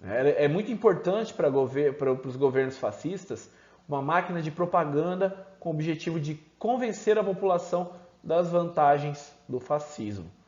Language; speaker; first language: Portuguese; native; Portuguese